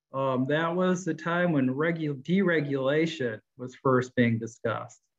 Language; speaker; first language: English; native; English